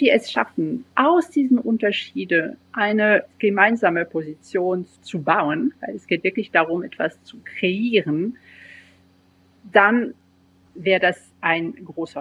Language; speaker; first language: German; non-native, fluent; French